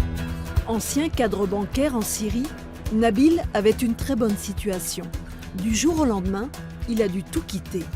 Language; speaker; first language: French; native; French